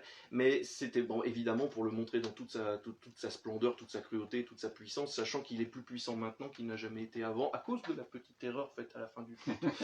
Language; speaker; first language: French; native; French